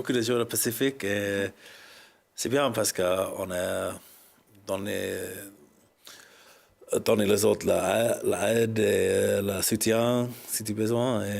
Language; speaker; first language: French; non-native, learner; English